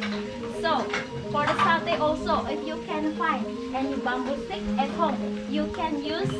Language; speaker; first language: English; non-native, learner; Balinese